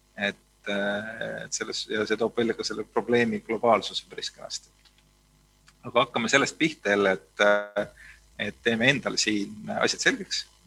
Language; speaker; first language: Estonian; native; Estonian